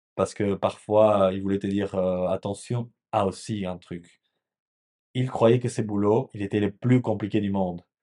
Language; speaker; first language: French; non-native, fluent; Spanish